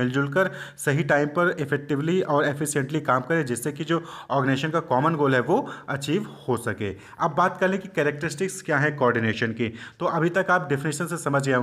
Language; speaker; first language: Hindi; native; Hindi